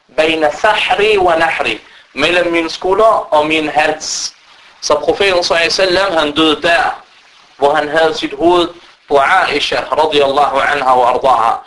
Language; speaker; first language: Danish; early bilingual, other home language; Arabic